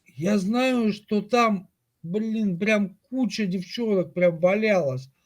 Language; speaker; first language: Russian; native; Russian